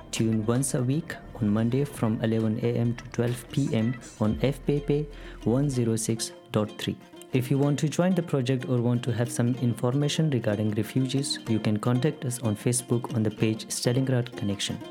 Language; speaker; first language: English; non-native, fluent; Persian